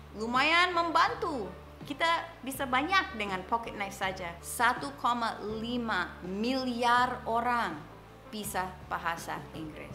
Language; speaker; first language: Indonesian; non-native, fluent; English